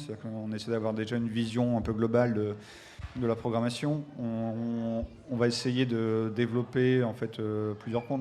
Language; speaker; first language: French; native; French